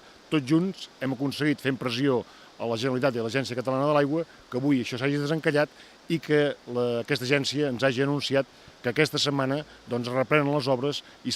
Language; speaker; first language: Catalan; native; Catalan